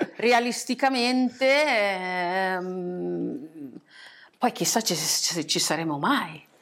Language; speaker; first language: Italian; early bilingual, other home language; English